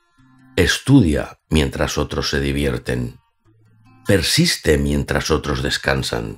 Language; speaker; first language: Spanish; native; Spanish